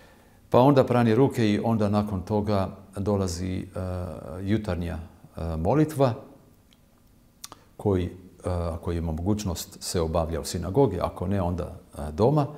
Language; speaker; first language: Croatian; non-native, fluent; Hebrew